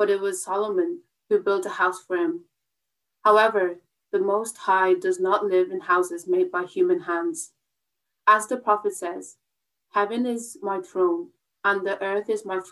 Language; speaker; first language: English; native; English